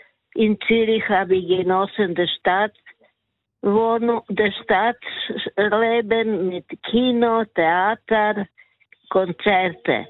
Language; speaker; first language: German; non-native, learner; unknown